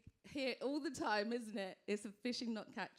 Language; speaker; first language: English; native; English